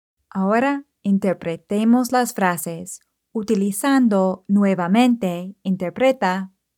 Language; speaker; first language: Spanish; non-native, fluent; English